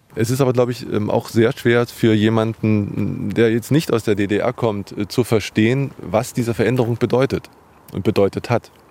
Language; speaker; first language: German; native; German